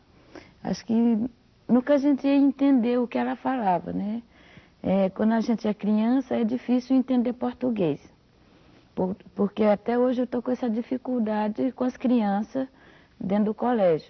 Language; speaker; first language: Portuguese; non-native, local second language; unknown